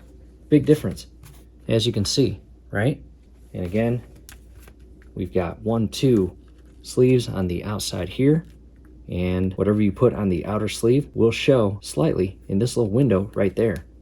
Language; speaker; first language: English; native; English